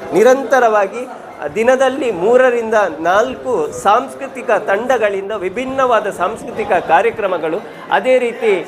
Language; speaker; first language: Kannada; non-native, local second language; Tulu